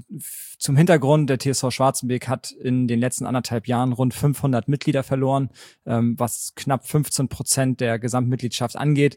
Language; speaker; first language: German; native; German